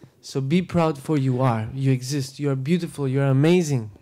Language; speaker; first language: English; non-native, fluent; Spanish